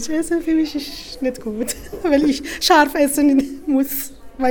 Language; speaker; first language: German; non-native, learner; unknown